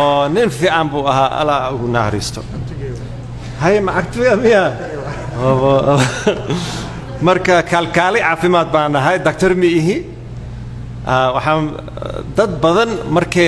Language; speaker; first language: Somali; non-native, fluent; English